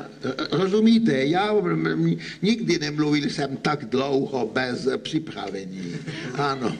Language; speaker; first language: Czech; non-native, learner; Italian